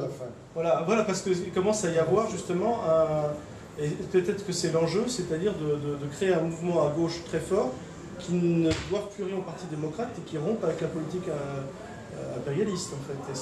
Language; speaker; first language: French; native; French